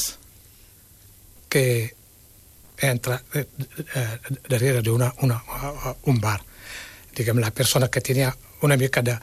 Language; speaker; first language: Catalan; non-native, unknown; Wolof